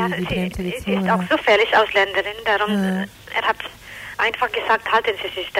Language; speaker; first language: German; non-native, learner; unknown